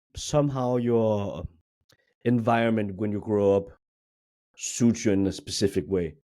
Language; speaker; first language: English; non-native, fluent; Danish